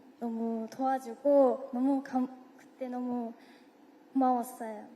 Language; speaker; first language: Korean; non-native, fluent; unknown